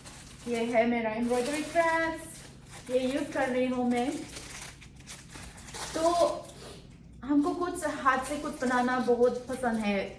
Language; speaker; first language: Hindi; non-native, local second language; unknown